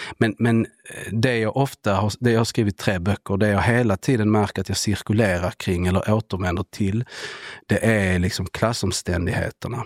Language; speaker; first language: Swedish; native; Swedish